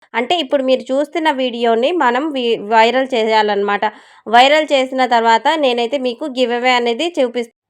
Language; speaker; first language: Telugu; non-native, local second language; Urdu